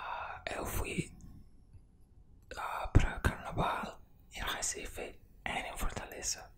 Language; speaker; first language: Portuguese; non-native, learner; Spanish